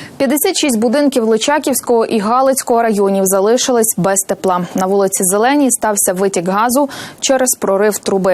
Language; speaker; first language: Ukrainian; native; Ukrainian